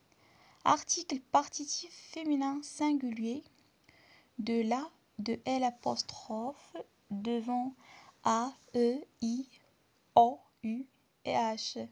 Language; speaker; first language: French; non-native, local second language; Arabic